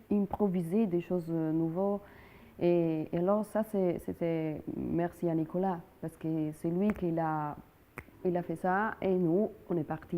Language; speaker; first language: French; non-native, fluent; Italian